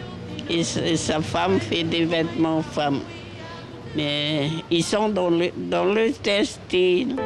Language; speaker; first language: French; non-native, local second language; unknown